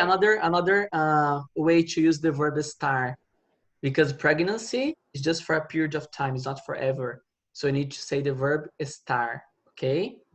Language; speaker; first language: English; non-native, fluent; Portuguese